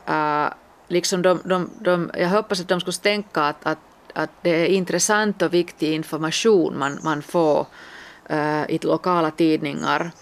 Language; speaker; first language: Swedish; non-native, local second language; Finnish